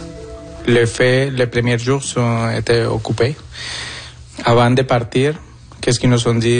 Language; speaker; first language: French; non-native, fluent; Spanish